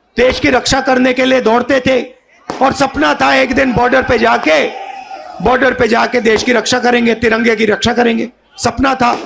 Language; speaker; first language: Hindi; native; Hindi